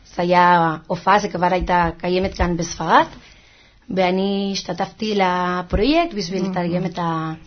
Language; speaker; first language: Hebrew; non-native, fluent; Spanish